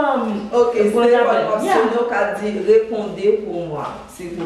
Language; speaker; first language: French; non-native, learner; Haitian Creole